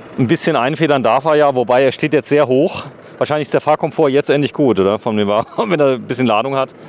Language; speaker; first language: German; native; German